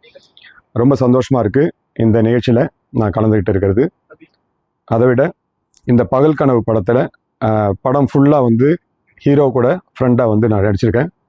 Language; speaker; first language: Tamil; native; Tamil